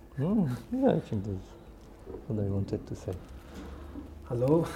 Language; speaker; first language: English; non-native, fluent; Polish